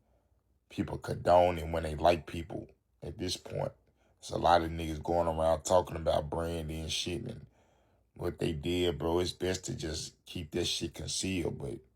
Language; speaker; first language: English; native; English